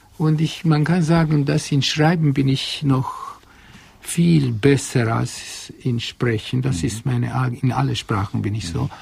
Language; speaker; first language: German; non-native, fluent; Hungarian